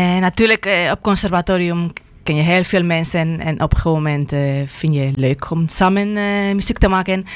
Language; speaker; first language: Dutch; non-native, fluent; Spanish